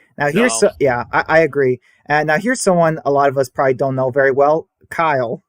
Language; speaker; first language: English; native; English